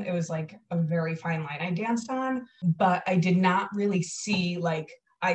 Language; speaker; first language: English; native; English